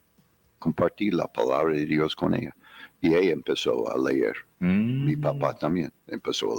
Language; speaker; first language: Spanish; non-native, fluent; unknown